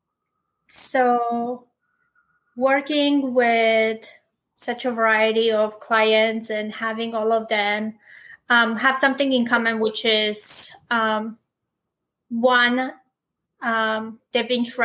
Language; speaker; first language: English; non-native, fluent; Armenian